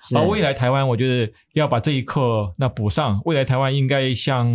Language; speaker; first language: Chinese; native; Chinese